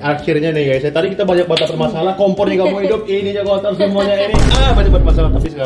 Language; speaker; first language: Indonesian; native; Indonesian